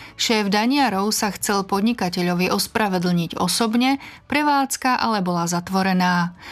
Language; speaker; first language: Slovak; native; Slovak